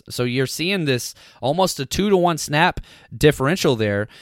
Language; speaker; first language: English; native; English